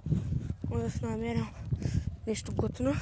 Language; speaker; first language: Bulgarian; native; Bulgarian